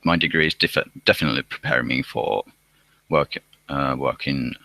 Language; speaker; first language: English; non-native, fluent; Finnish